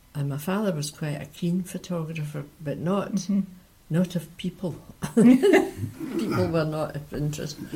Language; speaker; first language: English; native; English